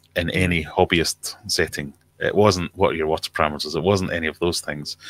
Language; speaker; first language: English; native; English